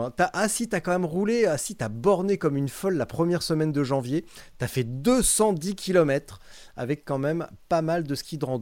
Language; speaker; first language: French; native; French